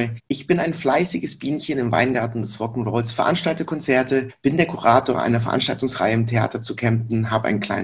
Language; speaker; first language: German; native; German